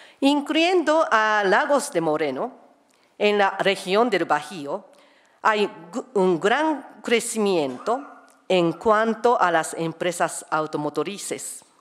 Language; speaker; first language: Spanish; non-native, fluent; Japanese